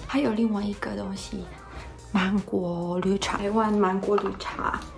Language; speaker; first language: Chinese; non-native, fluent; Polish